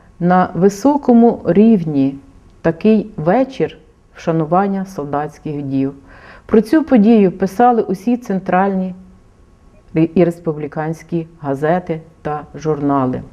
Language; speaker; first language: Ukrainian; native; Ukrainian